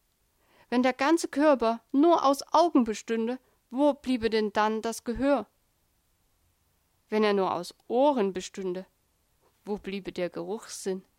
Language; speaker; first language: German; native; German